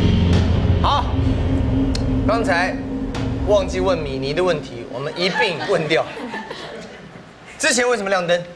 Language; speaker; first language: Chinese; native; Chinese